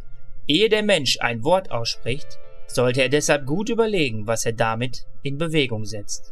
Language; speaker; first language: German; native; German